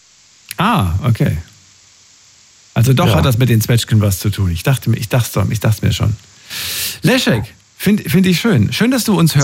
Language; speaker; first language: German; native; German